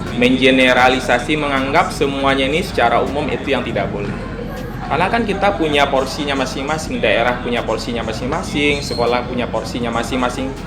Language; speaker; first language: Indonesian; non-native, local second language; Minangkabau